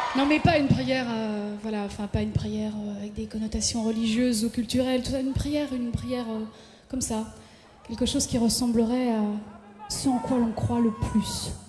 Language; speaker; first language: French; native; French